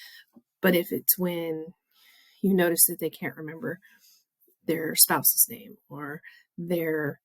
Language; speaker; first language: English; native; English